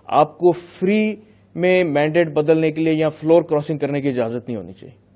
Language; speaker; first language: Urdu; non-native, local second language; Punjabi